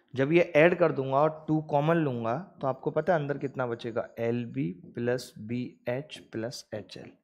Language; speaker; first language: Hindi; native; Hindi